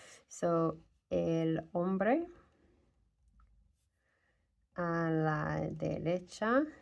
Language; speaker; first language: Spanish; non-native, fluent; English